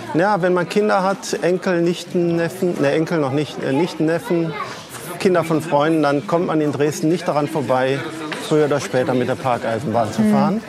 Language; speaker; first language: German; native; German